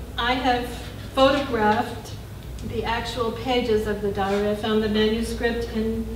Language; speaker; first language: English; native; English